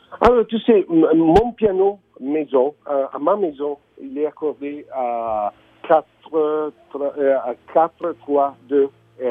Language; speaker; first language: French; non-native, learner; Italian